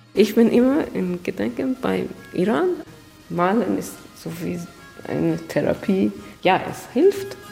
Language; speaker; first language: German; non-native, learner; Persian